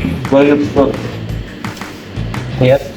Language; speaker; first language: English; non-native, learner; Filipino